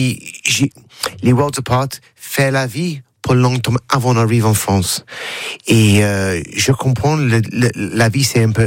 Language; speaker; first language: French; non-native, learner; English